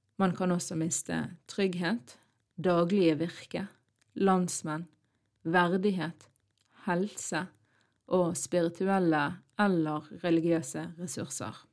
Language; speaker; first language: Norwegian; early bilingual, other home language; Arabic